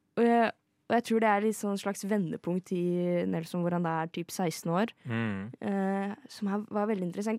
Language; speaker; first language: Norwegian; native; Norwegian